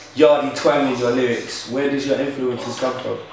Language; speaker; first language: English; native; English